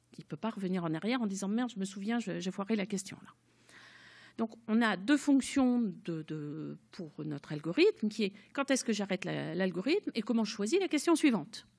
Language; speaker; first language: French; native; French